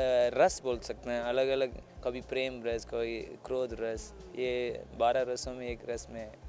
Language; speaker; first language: Hindi; non-native, local second language; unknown